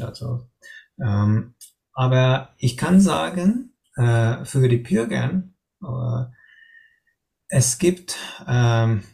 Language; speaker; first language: German; non-native, learner; Hungarian